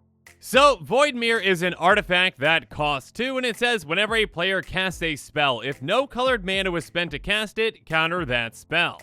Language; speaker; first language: English; native; English